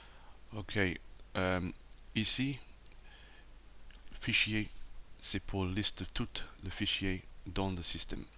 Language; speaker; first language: French; non-native, learner; English